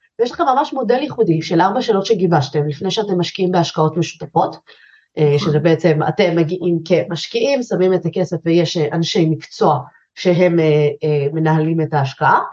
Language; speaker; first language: Hebrew; native; Hebrew